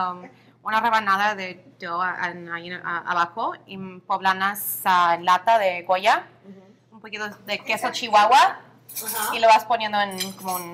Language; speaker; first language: Spanish; early bilingual, heritage; Spanish